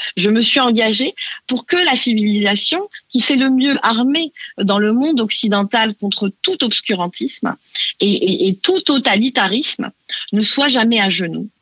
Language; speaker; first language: French; non-native, local second language; Arabic